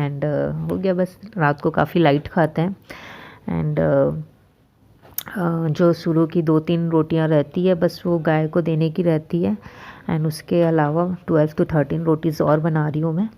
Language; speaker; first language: Hindi; native; Hindi